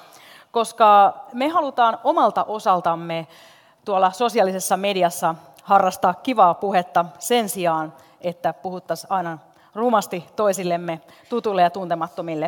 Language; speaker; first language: Finnish; native; Finnish